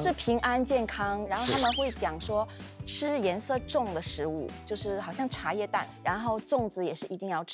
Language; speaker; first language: Chinese; native; Chinese